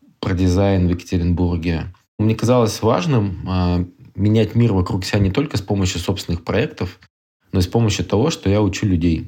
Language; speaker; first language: Russian; native; Russian